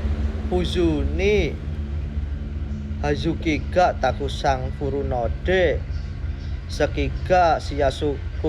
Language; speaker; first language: Japanese; non-native, learner; Indonesian